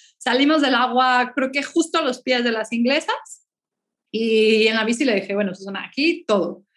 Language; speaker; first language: Spanish; native; Spanish